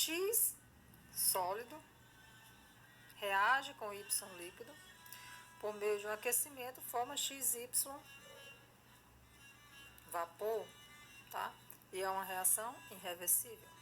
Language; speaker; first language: Portuguese; native; Portuguese